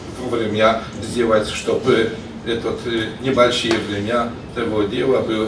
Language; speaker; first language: Russian; non-native, learner; Polish